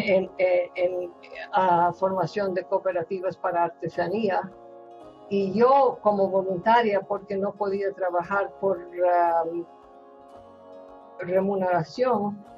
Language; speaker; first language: Spanish; non-native, fluent; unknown